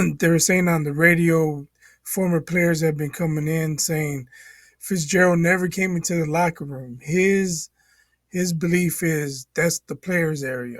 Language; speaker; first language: English; native; English